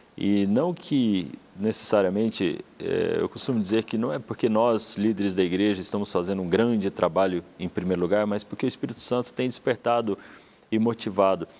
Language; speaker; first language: Portuguese; native; Portuguese